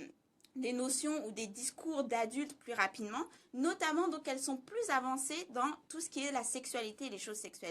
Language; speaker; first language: French; native; French